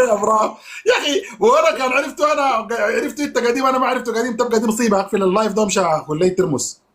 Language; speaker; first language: Arabic; native; Arabic